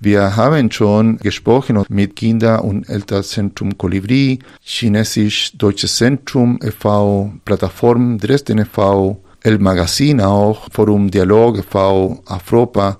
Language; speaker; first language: German; non-native, fluent; Spanish